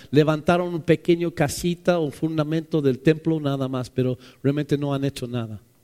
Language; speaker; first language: Spanish; non-native, fluent; English